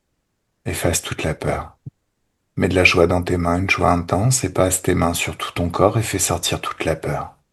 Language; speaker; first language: French; native; French